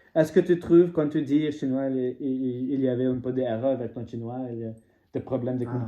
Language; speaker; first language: French; non-native, learner; English